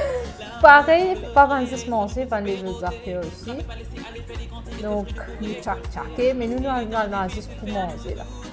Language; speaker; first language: French; non-native, local second language; Morisyen